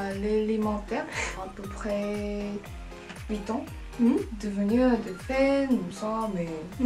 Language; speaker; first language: French; non-native, learner; Korean